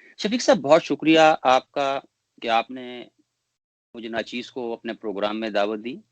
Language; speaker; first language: Urdu; non-native, local second language; Punjabi